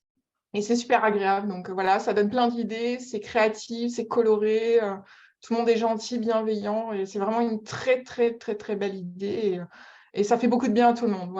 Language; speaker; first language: French; native; French